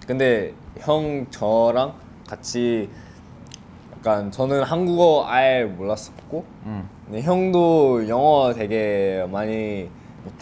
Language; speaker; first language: Korean; non-native, fluent; English